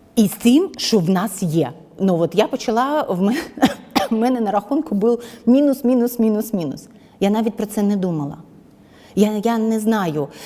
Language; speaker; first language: Ukrainian; native; Ukrainian